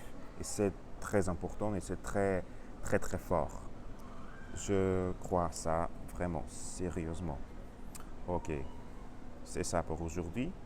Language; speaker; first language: French; non-native, learner; Russian